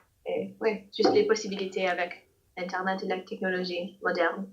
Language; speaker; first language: French; non-native, learner; English